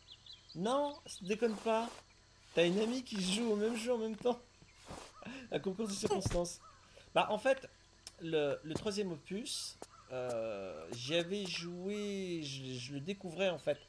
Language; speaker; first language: French; native; French